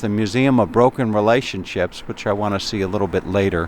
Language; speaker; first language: English; native; English